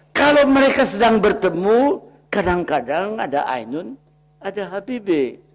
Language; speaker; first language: Indonesian; native; Indonesian